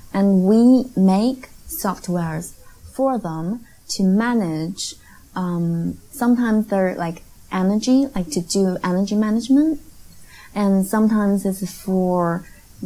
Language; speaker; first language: English; non-native, fluent; Chinese